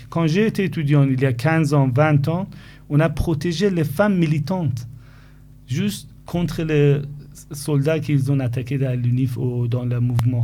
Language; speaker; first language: French; non-native, fluent; Persian